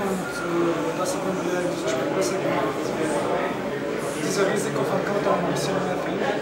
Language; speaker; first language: German; non-native, fluent; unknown